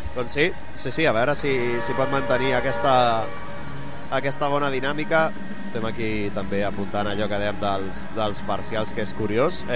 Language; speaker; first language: Catalan; native; Catalan